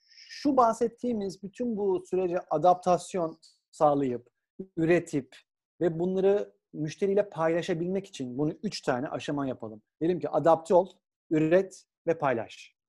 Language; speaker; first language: Turkish; native; Turkish